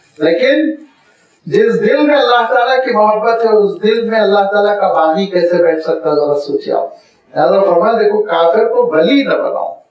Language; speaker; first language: Urdu; native; Urdu